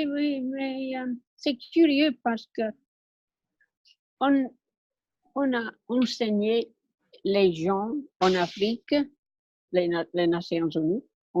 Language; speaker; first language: French; non-native, learner; English